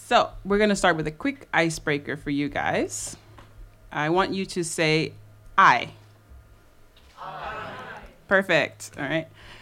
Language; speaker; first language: English; native; English